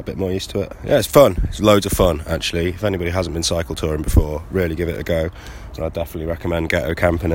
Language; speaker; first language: English; native; English